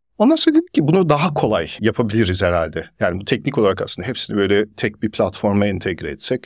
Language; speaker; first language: Turkish; early bilingual, heritage; Turkish